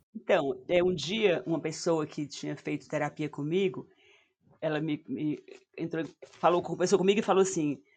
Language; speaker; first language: Portuguese; native; Portuguese